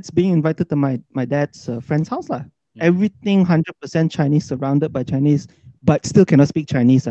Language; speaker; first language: English; native; English